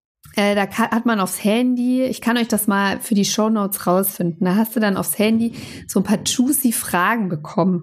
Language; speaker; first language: German; native; German